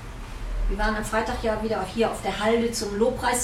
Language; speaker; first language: German; native; German